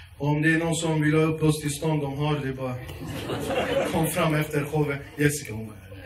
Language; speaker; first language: Swedish; early bilingual, other home language; Kurdish